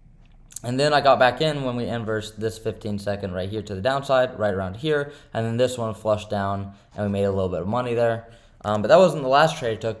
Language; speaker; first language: English; native; English